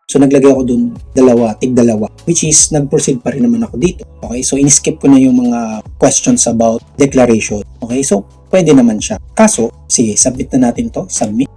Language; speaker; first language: Filipino; non-native, local second language; Cebuano